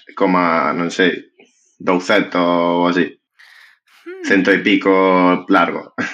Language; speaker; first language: Galician; non-native, fluent; Spanish